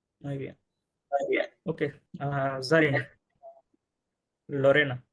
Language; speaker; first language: Spanish; non-native, fluent; Bangla